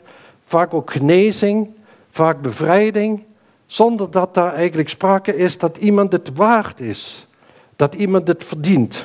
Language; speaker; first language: Dutch; native; Dutch